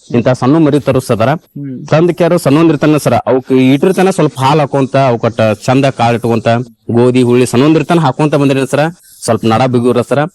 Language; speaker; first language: Kannada; native; Kannada